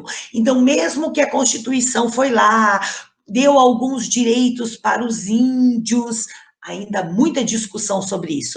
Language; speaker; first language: Portuguese; native; Portuguese